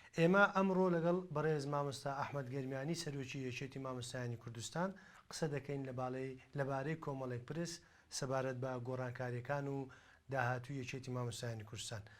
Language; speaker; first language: Central Kurdish; native; Central Kurdish